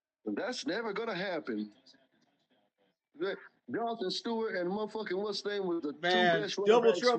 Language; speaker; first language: English; native; English